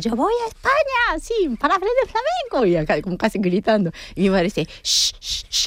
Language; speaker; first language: Spanish; non-native, fluent; Japanese